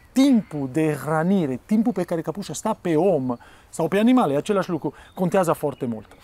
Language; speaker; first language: Romanian; non-native, fluent; Italian